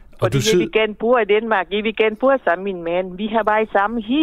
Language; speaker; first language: Danish; non-native, learner; Thai